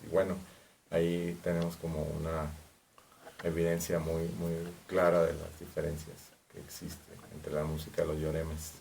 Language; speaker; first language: Spanish; native; Spanish